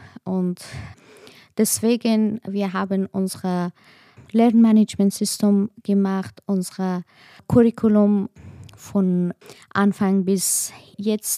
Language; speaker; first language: German; non-native, learner; Persian